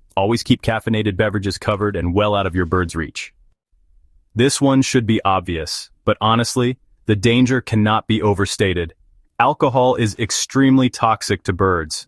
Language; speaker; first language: English; native; English